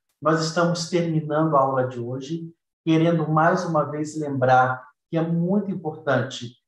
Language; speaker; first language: Portuguese; native; Portuguese